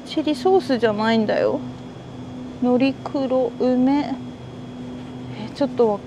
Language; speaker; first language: Japanese; native; Japanese